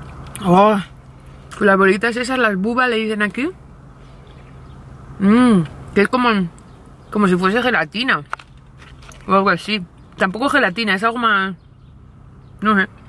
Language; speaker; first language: Spanish; native; Spanish